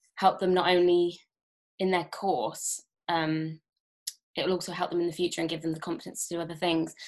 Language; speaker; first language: English; native; English